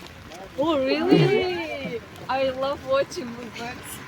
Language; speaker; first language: English; non-native, learner; Russian